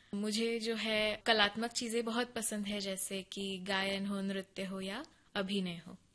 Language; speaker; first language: Hindi; non-native, local second language; Konkani